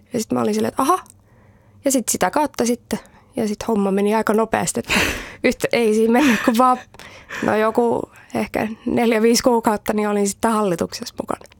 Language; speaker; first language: Finnish; early bilingual, heritage; Finnish